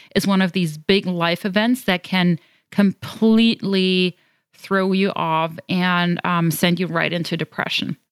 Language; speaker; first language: English; non-native, fluent; German